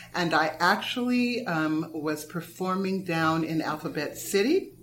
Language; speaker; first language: English; native; English